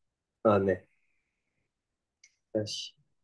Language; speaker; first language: Korean; non-native, learner; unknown